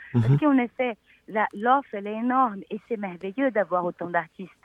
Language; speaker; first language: French; non-native, fluent; Portuguese